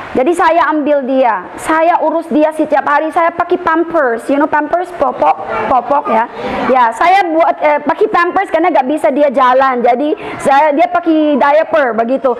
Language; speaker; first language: Indonesian; non-native, fluent; Filipino